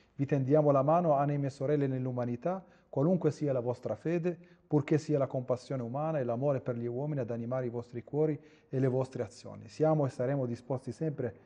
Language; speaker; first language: Italian; non-native, fluent; Arabic